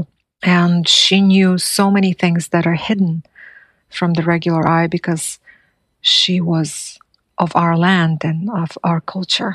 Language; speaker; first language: English; non-native, fluent; Buriat